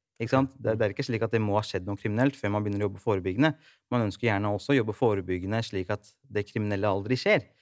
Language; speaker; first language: Norwegian; native; Norwegian